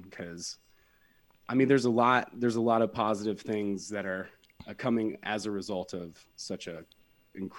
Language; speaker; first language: English; native; English